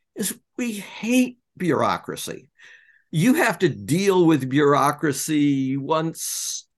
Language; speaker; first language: English; native; English